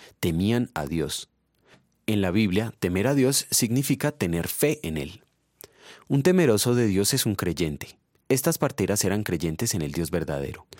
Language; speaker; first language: Spanish; native; Spanish